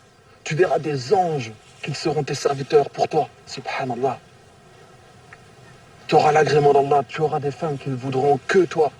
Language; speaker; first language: French; native; French